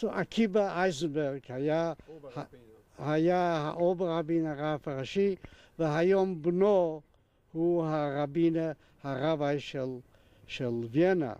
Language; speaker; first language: Hebrew; non-native, fluent; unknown